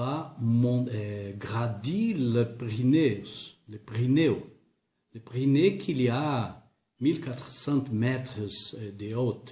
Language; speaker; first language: French; non-native, learner; Portuguese